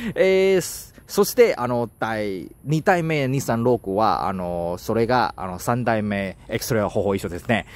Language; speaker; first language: Japanese; non-native, learner; Chinese